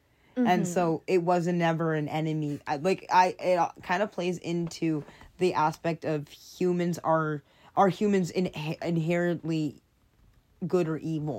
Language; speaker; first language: English; non-native, fluent; French